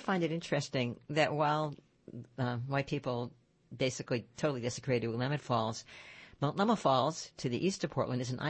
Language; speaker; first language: English; native; English